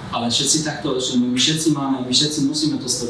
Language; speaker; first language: Slovak; non-native, fluent; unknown